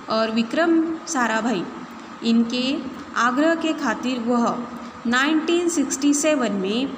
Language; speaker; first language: Hindi; non-native, local second language; Marathi